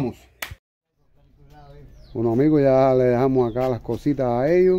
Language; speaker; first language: Spanish; native; Spanish